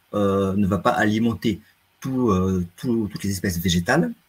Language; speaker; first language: French; native; French